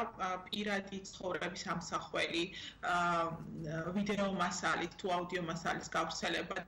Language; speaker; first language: Georgian; native; Georgian